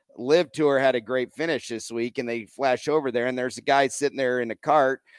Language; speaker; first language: English; native; English